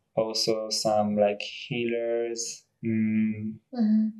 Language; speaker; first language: English; non-native, fluent; Hebrew